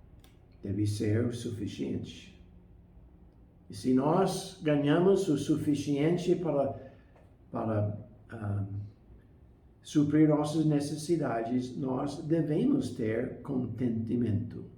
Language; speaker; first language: Portuguese; non-native, fluent; English